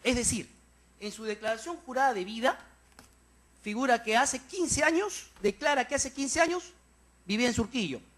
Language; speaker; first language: Spanish; native; Spanish